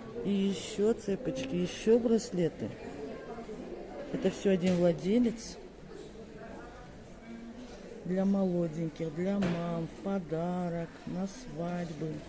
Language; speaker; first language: Russian; native; Russian